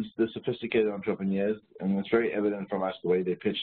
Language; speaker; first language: English; native; English